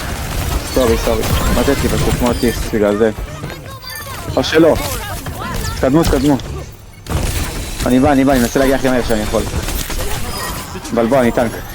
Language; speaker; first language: Hebrew; native; Hebrew